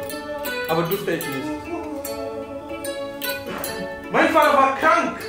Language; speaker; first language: German; non-native, learner; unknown